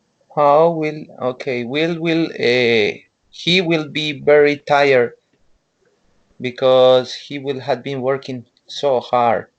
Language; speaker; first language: English; non-native, learner; Spanish